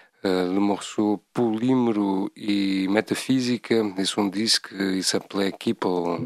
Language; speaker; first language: French; non-native, fluent; Portuguese